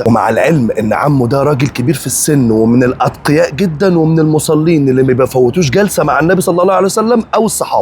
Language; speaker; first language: Arabic; native; Arabic